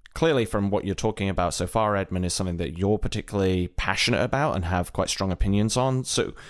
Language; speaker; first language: English; native; English